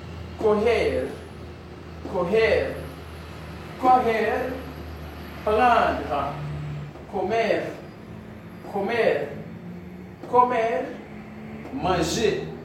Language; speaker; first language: Spanish; non-native, fluent; Haitian Creole